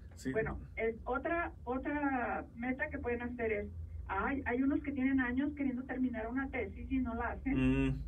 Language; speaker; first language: Spanish; native; Spanish